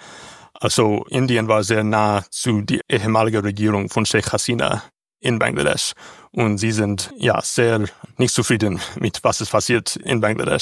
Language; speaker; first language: German; non-native, learner; English